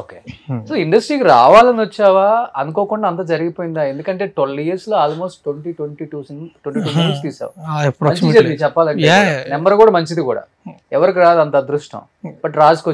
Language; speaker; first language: Telugu; native; Telugu